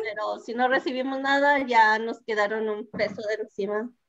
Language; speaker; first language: Spanish; native; Spanish